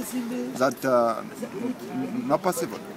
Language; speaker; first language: English; non-native, learner; Arabic